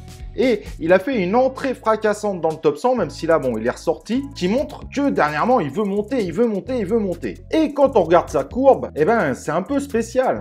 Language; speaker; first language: French; native; French